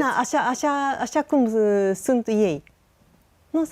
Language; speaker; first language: Romanian; non-native, learner; Japanese